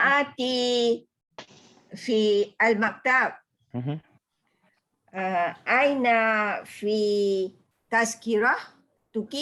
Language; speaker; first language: Arabic; non-native, learner; Malay